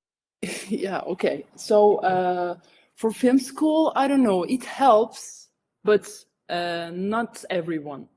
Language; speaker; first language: English; non-native, fluent; Turkish